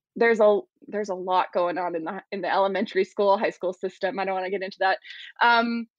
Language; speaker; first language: English; native; English